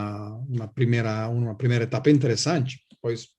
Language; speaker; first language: Portuguese; non-native, learner; Italian